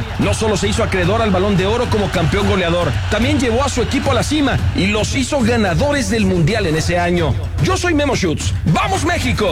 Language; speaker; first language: Spanish; native; Spanish